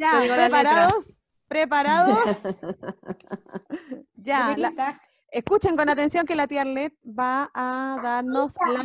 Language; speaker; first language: Spanish; native; Spanish